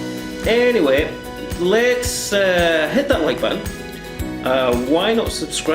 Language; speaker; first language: English; native; English